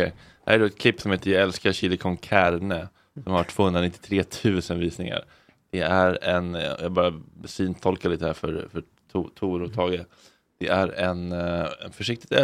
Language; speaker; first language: Swedish; native; Swedish